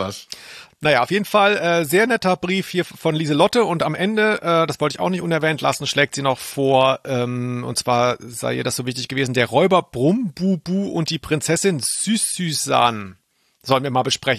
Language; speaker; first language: German; native; German